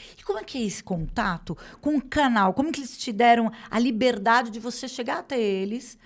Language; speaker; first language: Portuguese; native; Portuguese